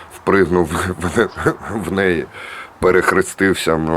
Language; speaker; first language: Ukrainian; native; Ukrainian